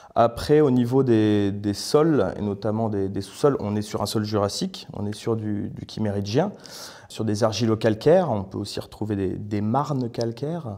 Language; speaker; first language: French; native; French